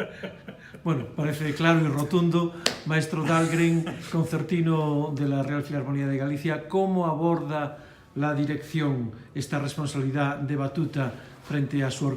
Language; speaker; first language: Spanish; native; Spanish